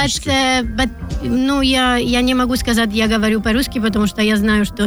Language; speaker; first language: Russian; non-native, learner; Italian